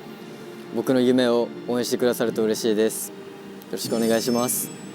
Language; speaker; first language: Japanese; native; Japanese